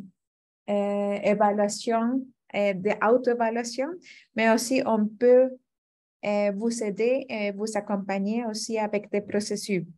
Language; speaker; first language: French; non-native, fluent; Spanish